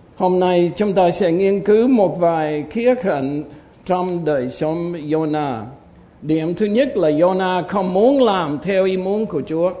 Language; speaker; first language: Vietnamese; non-native, fluent; English